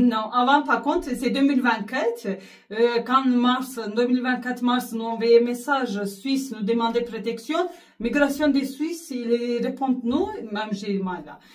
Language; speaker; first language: French; non-native, learner; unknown